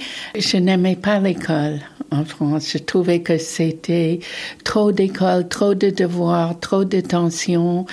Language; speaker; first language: French; non-native, fluent; English